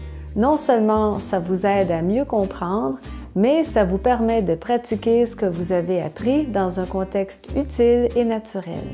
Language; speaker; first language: French; native; French